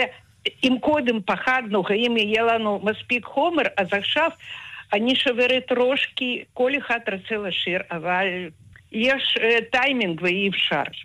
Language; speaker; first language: Hebrew; non-native, fluent; Russian